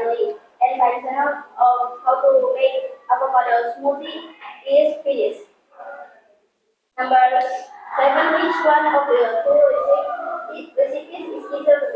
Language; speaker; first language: English; non-native, learner; Indonesian